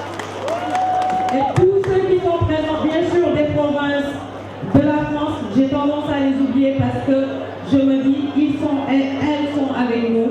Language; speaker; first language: French; non-native, local second language; Jola-Fonyi